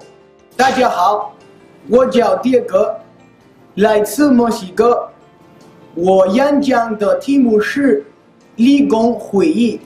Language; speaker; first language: Chinese; non-native, learner; Spanish